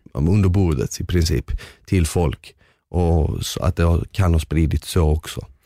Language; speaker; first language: Swedish; early bilingual, other home language; Bosnian